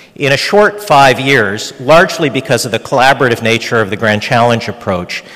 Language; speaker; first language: English; early bilingual, other home language; Hungarian